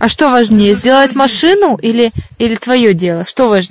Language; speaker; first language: Russian; native; Russian